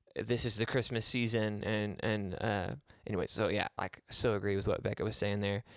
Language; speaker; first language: English; native; English